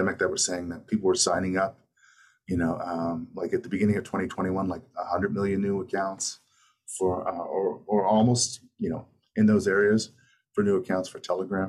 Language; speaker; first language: English; native; English